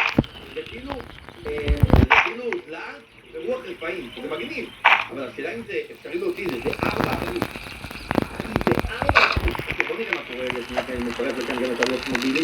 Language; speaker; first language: Hebrew; native; Hebrew